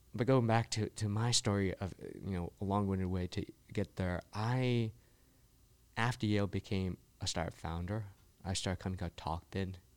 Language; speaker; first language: English; early bilingual, other home language; Chinese